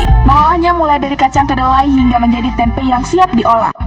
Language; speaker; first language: Indonesian; native; Indonesian